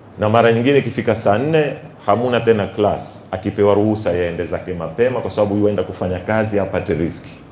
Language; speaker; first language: Swahili; native; Swahili